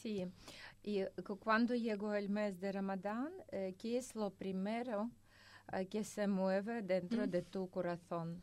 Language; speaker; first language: Spanish; non-native, fluent; Russian